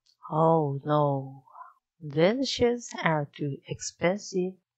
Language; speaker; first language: English; non-native, learner; Japanese